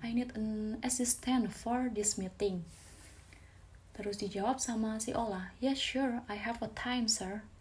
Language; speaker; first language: English; non-native, fluent; Indonesian